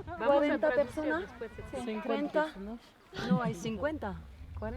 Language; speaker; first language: Spanish; non-native, learner; French